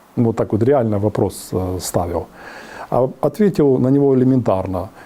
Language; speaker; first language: Russian; non-native, local second language; Ukrainian